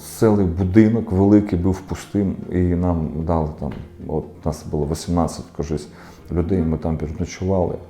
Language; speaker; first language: Ukrainian; non-native, local second language; Russian